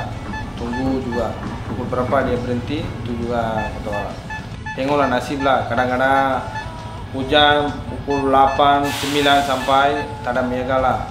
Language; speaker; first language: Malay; non-native, learner; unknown